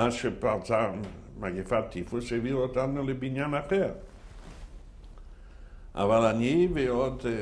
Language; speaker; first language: Hebrew; non-native, fluent; Yiddish